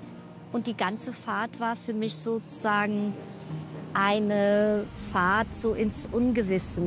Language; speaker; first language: German; early bilingual, other home language; Portuguese